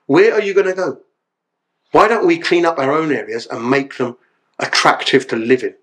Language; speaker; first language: Punjabi; early bilingual, heritage; Punjabi